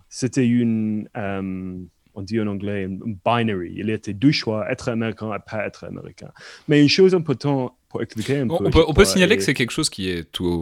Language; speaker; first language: French; non-native, fluent; English